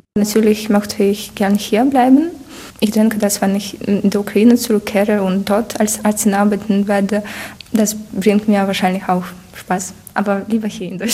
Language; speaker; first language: German; non-native, fluent; Ukrainian